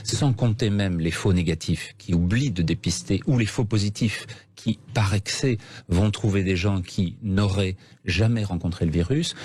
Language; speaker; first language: French; native; French